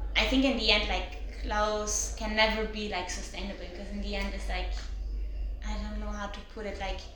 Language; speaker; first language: English; non-native, fluent; German